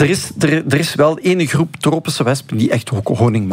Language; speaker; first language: Dutch; native; Dutch